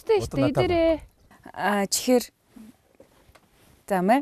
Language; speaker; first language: Mongolian; non-native, learner; Russian